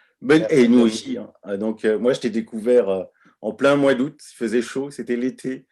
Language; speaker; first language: French; native; French